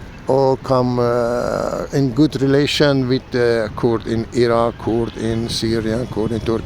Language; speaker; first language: English; non-native, learner; Persian